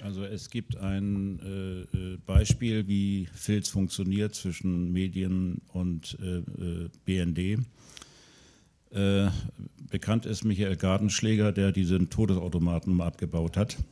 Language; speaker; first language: German; native; German